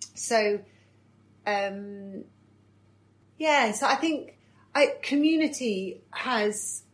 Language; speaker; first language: English; native; English